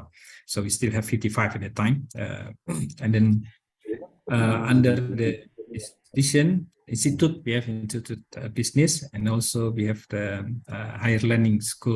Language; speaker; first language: English; non-native, learner; Indonesian